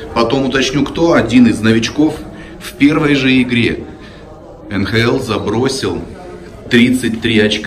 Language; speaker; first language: Russian; native; Russian